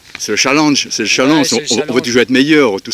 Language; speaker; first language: French; native; French